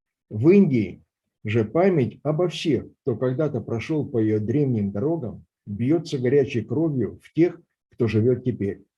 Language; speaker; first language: Russian; native; Russian